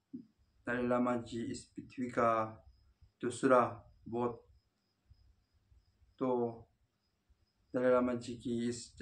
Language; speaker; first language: Hindi; non-native, local second language; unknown